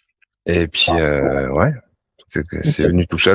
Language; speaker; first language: French; native; French